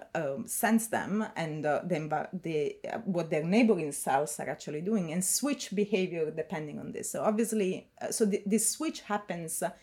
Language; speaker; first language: English; non-native, fluent; Italian